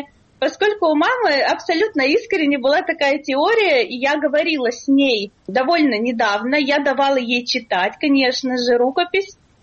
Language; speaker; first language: Russian; native; Russian